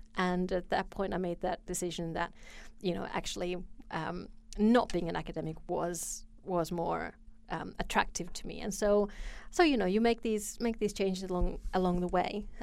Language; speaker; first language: English; non-native, fluent; Finnish